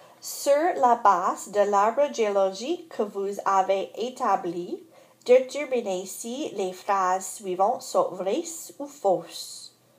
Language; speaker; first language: French; non-native, fluent; English